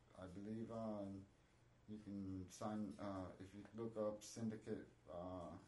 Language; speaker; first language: English; non-native, fluent; Spanish